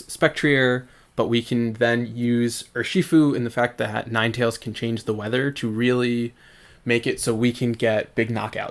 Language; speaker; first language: English; native; English